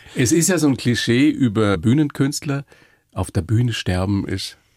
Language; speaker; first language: German; native; German